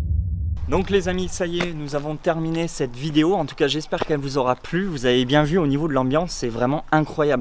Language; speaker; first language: French; native; French